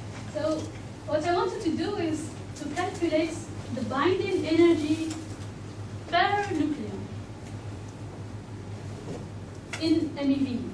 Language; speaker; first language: English; non-native, fluent; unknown